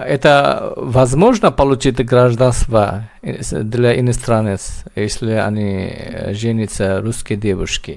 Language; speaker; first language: Russian; non-native, learner; Bangla